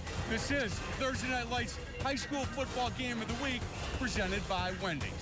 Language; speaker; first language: English; native; English